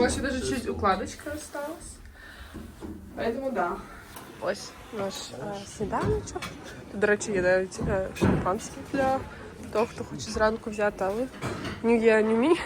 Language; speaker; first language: Ukrainian; native; Ukrainian